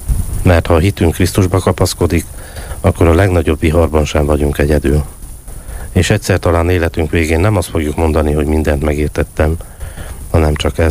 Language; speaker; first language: Hungarian; native; Hungarian